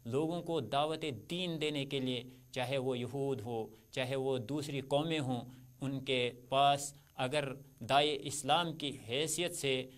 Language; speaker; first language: Urdu; non-native, local second language; Kashmiri